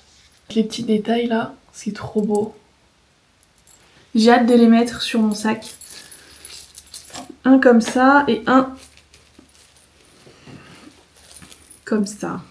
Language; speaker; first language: French; native; French